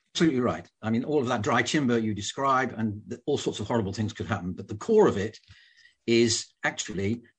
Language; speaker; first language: English; native; English